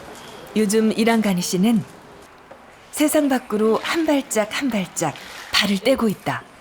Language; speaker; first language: Korean; native; Korean